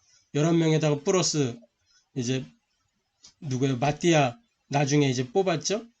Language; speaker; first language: Korean; native; Korean